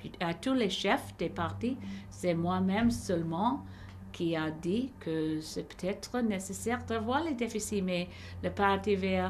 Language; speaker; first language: French; non-native, learner; English